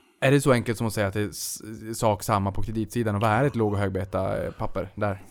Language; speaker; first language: Swedish; native; Swedish